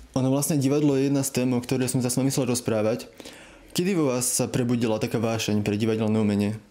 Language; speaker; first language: Slovak; native; Slovak